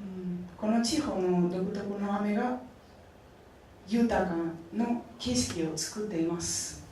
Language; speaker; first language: Japanese; non-native, fluent; Spanish